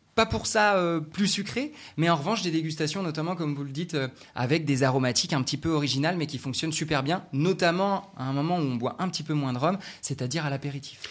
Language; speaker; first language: French; native; French